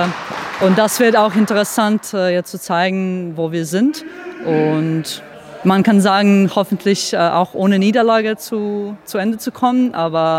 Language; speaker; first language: German; non-native, fluent; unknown